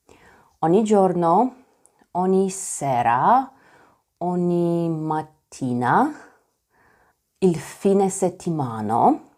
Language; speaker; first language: Italian; non-native, learner; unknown